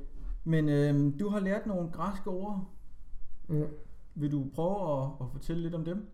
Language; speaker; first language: Danish; native; Danish